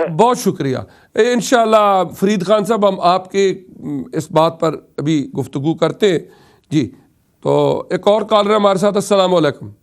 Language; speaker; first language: Urdu; non-native, local second language; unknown